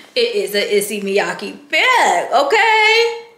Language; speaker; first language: English; native; English